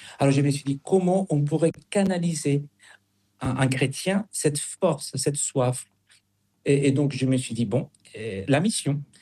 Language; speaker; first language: French; non-native, fluent; Spanish